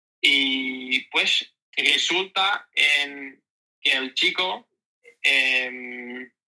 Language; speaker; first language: Spanish; non-native, learner; Dutch